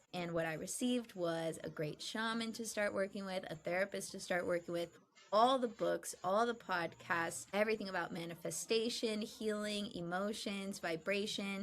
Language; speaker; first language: English; native; English